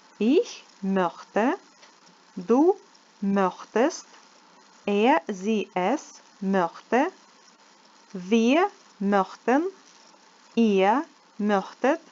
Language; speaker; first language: German; non-native, fluent; Ukrainian